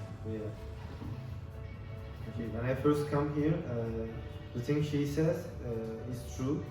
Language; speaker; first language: English; non-native, fluent; Turkish